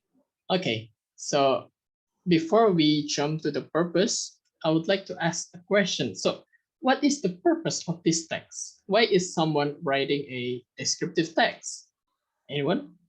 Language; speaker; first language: English; non-native, fluent; Indonesian